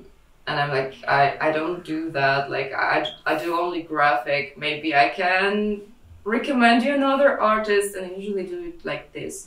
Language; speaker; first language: English; non-native, fluent; Russian